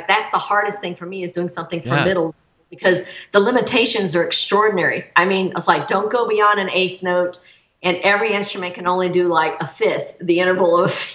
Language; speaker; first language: English; native; English